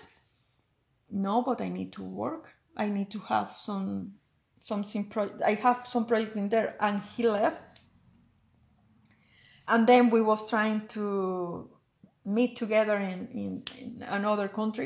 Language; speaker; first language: English; non-native, learner; Spanish